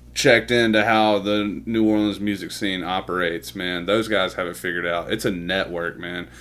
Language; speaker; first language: English; native; English